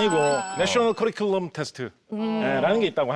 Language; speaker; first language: Korean; native; Korean